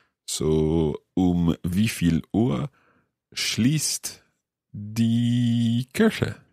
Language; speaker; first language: German; non-native, learner; English